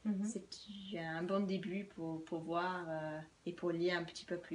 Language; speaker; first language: French; non-native, fluent; English